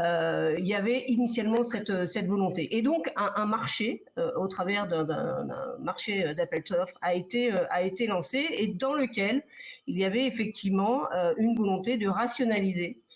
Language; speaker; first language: French; native; French